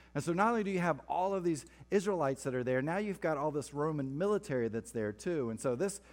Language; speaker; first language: English; native; English